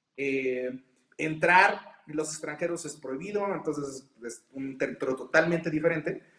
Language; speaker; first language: Spanish; native; Spanish